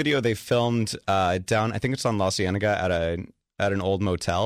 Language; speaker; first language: English; native; English